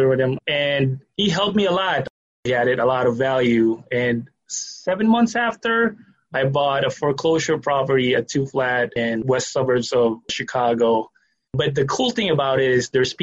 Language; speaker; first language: English; non-native, local second language; Filipino